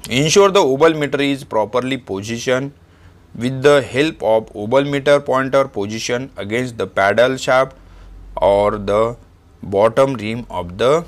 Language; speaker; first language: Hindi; non-native, local second language; Marathi